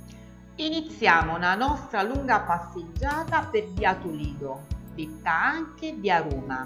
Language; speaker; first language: Italian; native; Italian